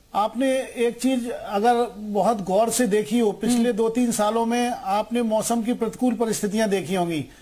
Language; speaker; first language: Hindi; native; Hindi